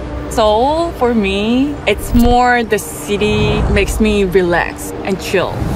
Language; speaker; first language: English; non-native, fluent; Korean